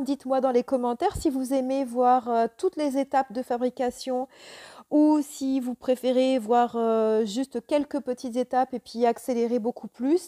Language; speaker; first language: French; native; French